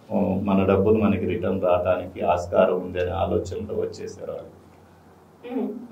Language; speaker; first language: Telugu; native; Telugu